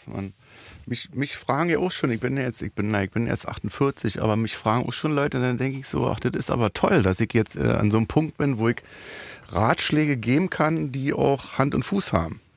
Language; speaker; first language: German; native; German